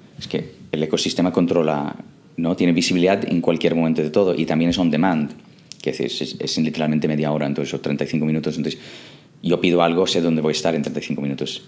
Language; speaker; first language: Spanish; non-native, fluent; English